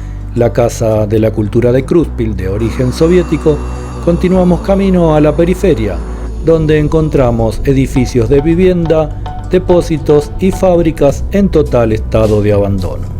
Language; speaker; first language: Spanish; native; Spanish